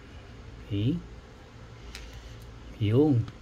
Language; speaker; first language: Filipino; native; Filipino